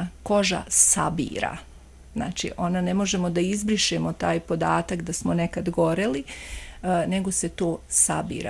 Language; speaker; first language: Croatian; native; Croatian